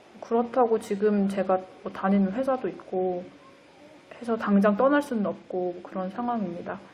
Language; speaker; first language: Korean; native; Korean